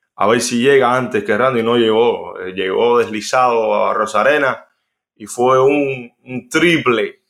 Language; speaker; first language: Spanish; native; Spanish